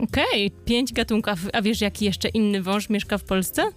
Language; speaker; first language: Polish; native; Polish